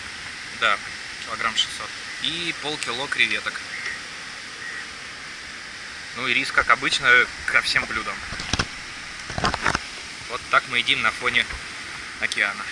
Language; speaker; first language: Russian; native; Russian